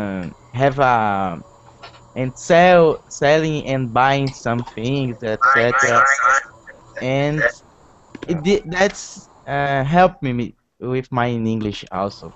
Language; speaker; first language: English; non-native, learner; Portuguese